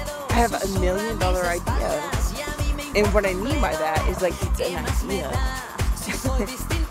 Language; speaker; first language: English; early bilingual, other home language; Spanish